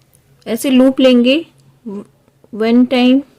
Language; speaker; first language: Hindi; native; Hindi